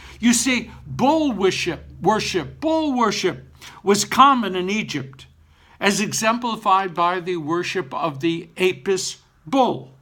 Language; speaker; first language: English; native; English